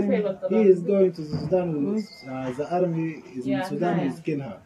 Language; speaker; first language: English; non-native, learner; Arabic